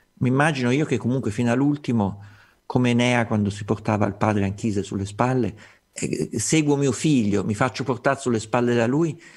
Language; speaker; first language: Italian; native; Italian